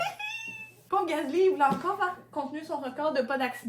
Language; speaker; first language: French; native; French